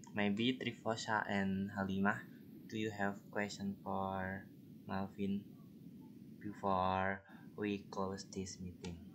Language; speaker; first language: English; non-native, learner; Indonesian